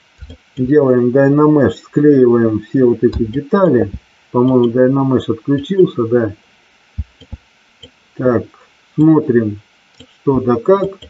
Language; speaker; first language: Russian; native; Russian